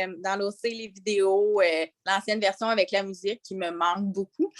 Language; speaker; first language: French; native; French